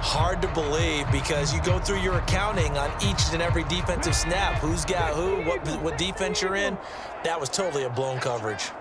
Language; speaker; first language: English; native; English